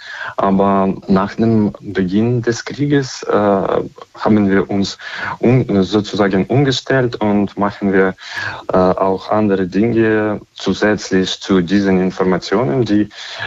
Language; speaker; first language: German; non-native, fluent; Ukrainian